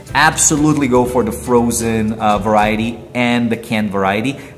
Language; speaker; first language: English; non-native, fluent; Portuguese